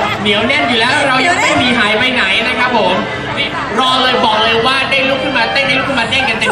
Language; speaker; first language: Thai; native; Thai